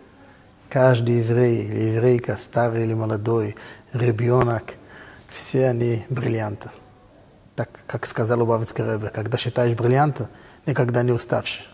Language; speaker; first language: Russian; non-native, fluent; Hebrew